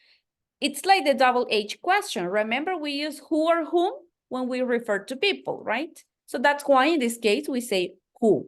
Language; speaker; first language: English; non-native, fluent; Spanish